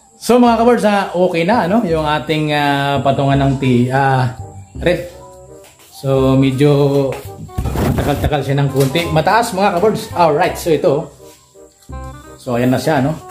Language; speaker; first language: Filipino; non-native, local second language; Cebuano